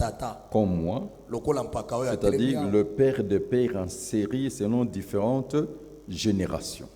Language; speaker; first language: French; non-native, local second language; Lingala